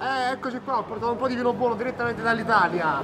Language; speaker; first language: Italian; native; Italian